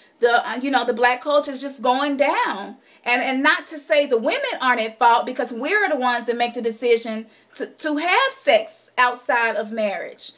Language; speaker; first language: English; native; English